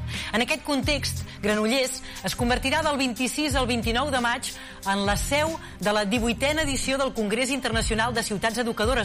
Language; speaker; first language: Catalan; native; Catalan